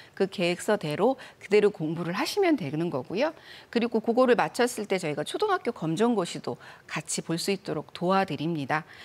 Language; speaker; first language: Korean; native; Korean